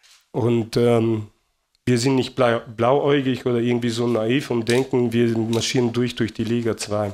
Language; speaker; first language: German; non-native, fluent; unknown